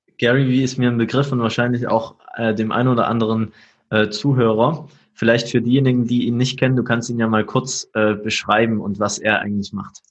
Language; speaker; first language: German; native; German